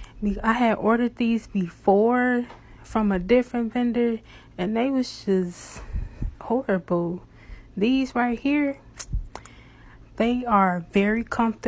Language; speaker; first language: English; native; English